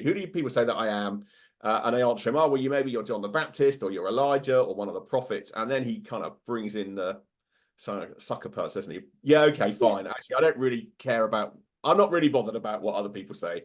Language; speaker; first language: English; native; English